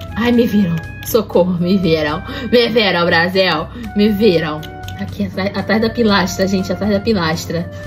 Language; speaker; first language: Portuguese; native; Portuguese